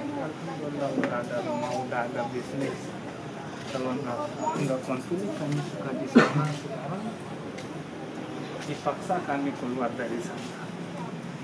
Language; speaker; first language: Indonesian; non-native, learner; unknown